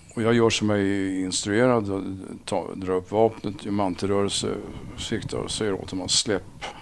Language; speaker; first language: Swedish; native; Swedish